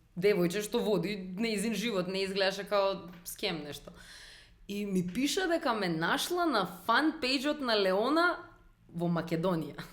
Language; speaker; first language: Macedonian; native; Macedonian